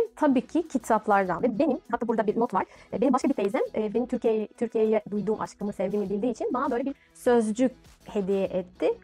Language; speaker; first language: Turkish; non-native, fluent; Russian